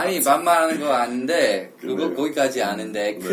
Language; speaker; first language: Korean; non-native, learner; English